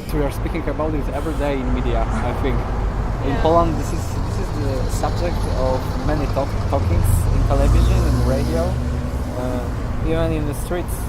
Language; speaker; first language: English; non-native, learner; Polish